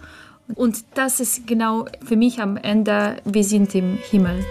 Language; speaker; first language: German; non-native, fluent; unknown